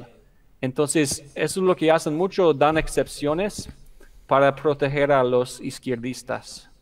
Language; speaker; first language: Spanish; non-native, fluent; English